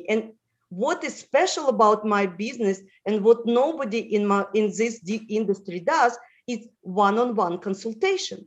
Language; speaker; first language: English; non-native, fluent; Russian